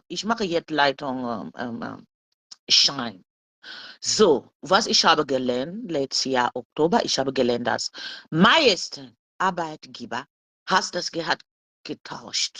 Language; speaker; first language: German; non-native, learner; French